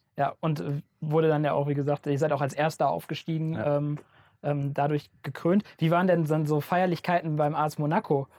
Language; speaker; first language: German; native; German